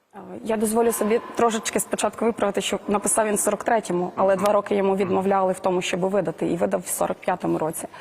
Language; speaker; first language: Ukrainian; native; Ukrainian